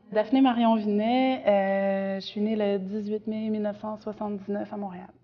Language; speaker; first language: French; native; French